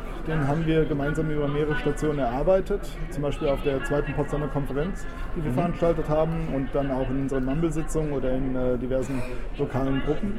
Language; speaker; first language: German; native; German